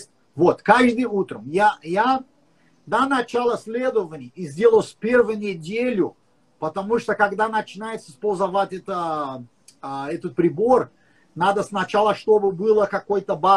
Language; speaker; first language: Russian; non-native, learner; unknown